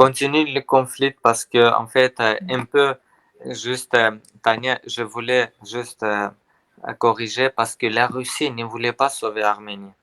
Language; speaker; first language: French; non-native, learner; Armenian